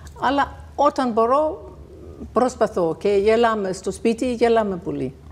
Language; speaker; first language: Greek; non-native, fluent; Danish